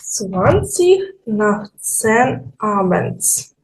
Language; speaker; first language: German; non-native, fluent; Ukrainian